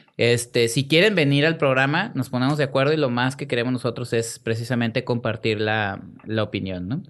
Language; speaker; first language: Spanish; native; Spanish